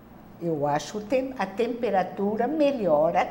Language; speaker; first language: Portuguese; non-native, local second language; German